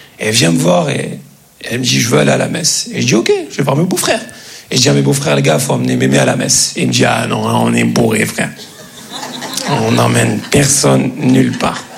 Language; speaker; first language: French; native; French